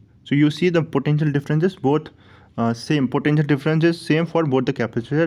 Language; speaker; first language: English; non-native, local second language; Hindi